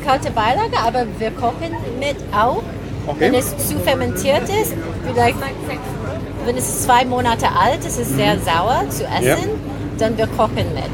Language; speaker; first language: German; non-native, learner; Korean